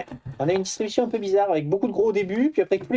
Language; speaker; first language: French; native; French